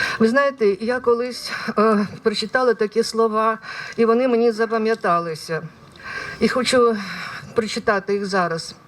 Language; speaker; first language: Ukrainian; native; Ukrainian